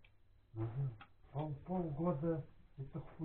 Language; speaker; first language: Russian; native; Russian